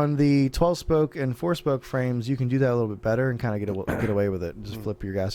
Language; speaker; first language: English; native; English